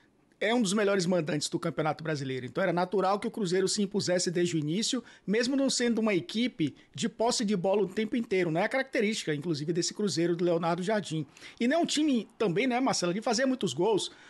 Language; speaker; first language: Portuguese; native; Portuguese